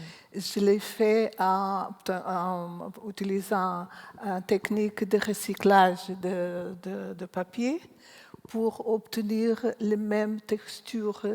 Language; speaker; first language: French; non-native, learner; Portuguese